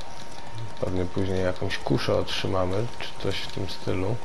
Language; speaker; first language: Polish; native; Polish